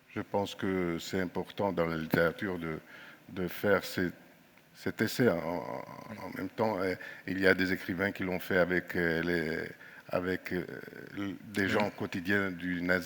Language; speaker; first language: French; non-native, fluent; Greek